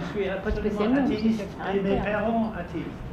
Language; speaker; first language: French; non-native, fluent; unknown